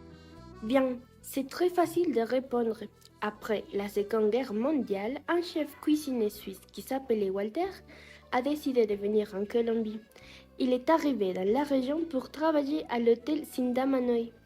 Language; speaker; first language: French; non-native, learner; Spanish